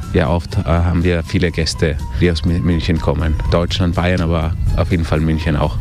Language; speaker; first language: German; early bilingual, heritage; German